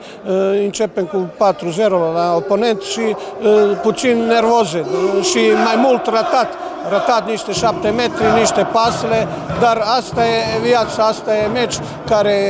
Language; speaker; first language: Romanian; non-native, learner; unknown